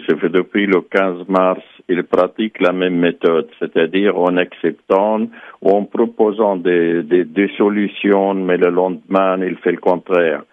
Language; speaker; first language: French; non-native, fluent; Arabic